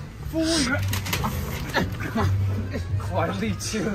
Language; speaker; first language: Chinese; non-native, learner; English